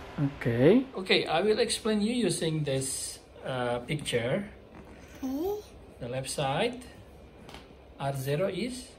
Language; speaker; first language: English; non-native, fluent; Indonesian